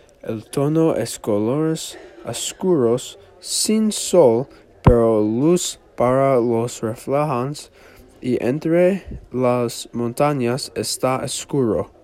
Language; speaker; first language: Spanish; non-native, learner; English